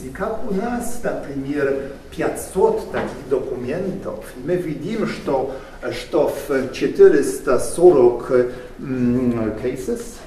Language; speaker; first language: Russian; non-native, learner; Polish